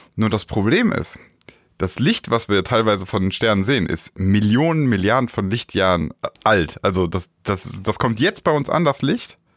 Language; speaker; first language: German; native; German